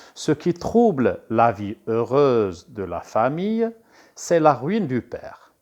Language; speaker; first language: French; non-native, local second language; Arabic